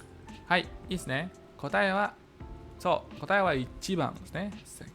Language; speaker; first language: Japanese; non-native, fluent; Indonesian